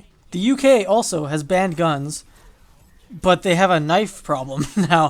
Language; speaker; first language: English; native; English